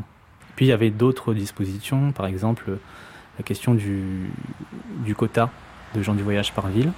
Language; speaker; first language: French; native; French